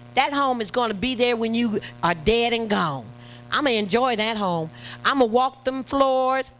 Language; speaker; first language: English; native; English